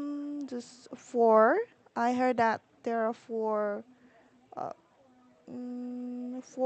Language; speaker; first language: English; non-native, learner; Korean